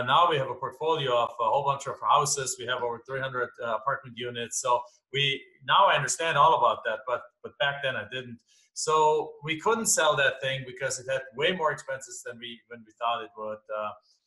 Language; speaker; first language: English; non-native, fluent; German